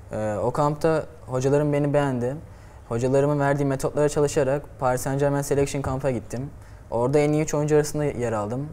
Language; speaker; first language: Turkish; native; Turkish